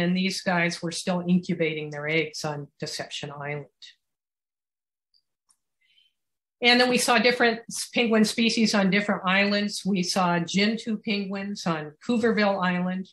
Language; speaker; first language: English; native; English